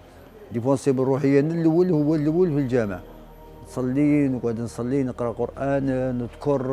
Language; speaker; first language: Arabic; native; Arabic